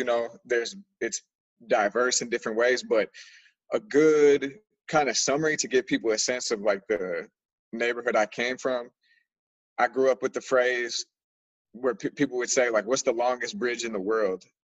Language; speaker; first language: English; native; English